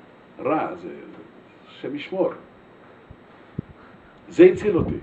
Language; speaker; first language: Hebrew; non-native, fluent; Russian